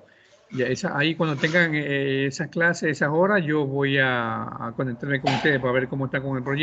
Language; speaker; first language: Spanish; native; Spanish